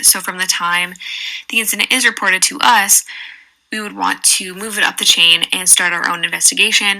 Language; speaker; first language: English; native; English